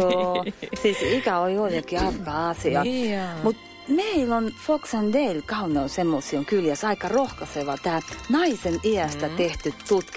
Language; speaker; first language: Finnish; native; Finnish